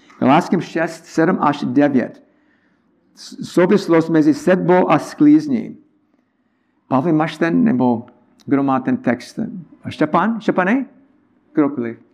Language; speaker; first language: Czech; non-native, learner; English